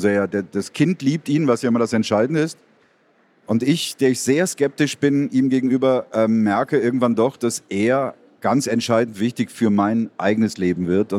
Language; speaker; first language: German; native; German